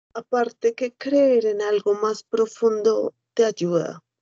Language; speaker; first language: Spanish; native; Spanish